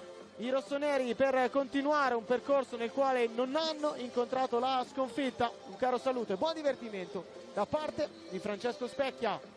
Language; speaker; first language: Italian; native; Italian